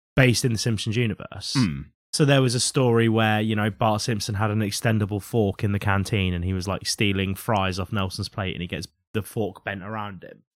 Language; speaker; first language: English; native; English